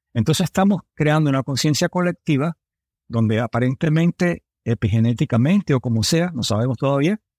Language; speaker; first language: Spanish; early bilingual, heritage; Spanish